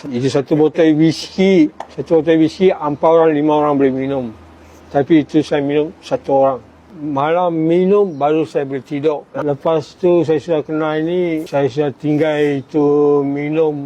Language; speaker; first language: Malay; non-native, local second language; Tamil